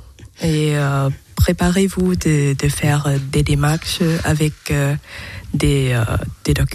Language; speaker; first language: French; non-native, learner; Thai